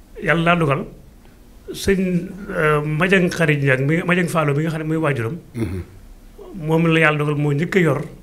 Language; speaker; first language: Wolof; native; Wolof